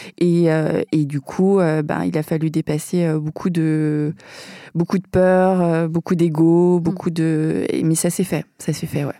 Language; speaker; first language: French; early bilingual, other home language; Vietnamese